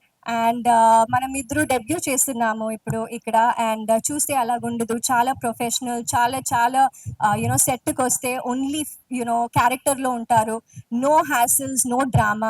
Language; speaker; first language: Telugu; non-native, local second language; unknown